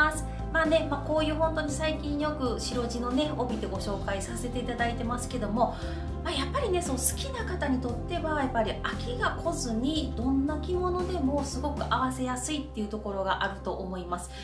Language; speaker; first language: Japanese; native; Japanese